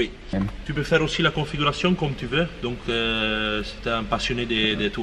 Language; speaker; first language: French; non-native, fluent; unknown